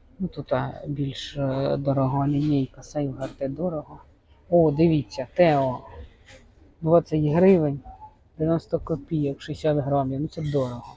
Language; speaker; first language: Ukrainian; native; Ukrainian